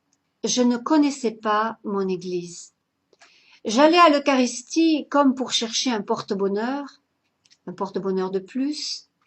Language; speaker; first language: French; native; French